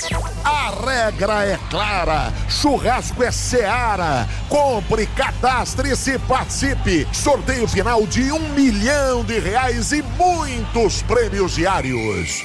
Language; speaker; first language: Portuguese; native; Portuguese